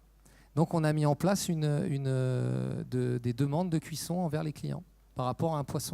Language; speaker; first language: French; native; French